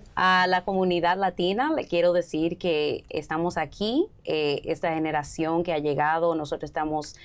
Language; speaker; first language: Spanish; early bilingual, heritage; Spanish